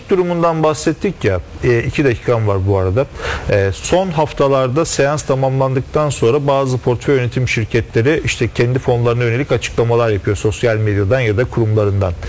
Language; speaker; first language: Turkish; native; Turkish